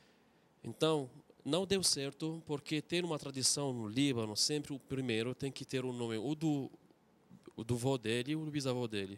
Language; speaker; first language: Portuguese; non-native, fluent; Arabic